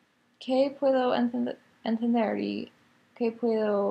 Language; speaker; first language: Spanish; non-native, learner; English